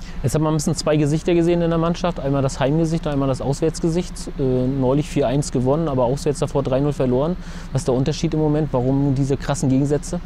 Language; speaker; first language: German; native; German